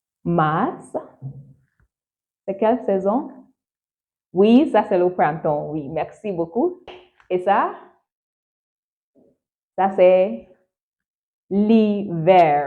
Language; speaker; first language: French; non-native, fluent; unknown